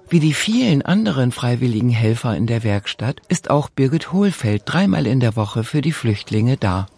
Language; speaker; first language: German; native; German